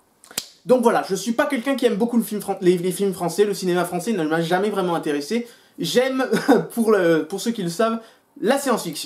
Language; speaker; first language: French; native; French